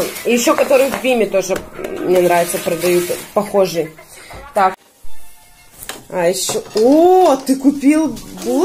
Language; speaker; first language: Russian; native; Russian